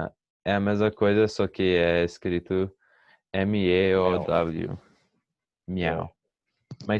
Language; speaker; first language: Portuguese; non-native, fluent; English